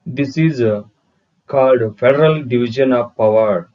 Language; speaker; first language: English; non-native, local second language; Telugu